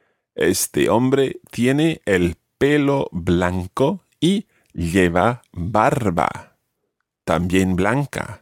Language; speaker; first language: Spanish; non-native, fluent; English